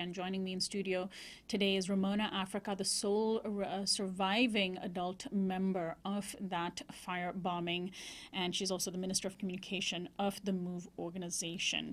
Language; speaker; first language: English; native; English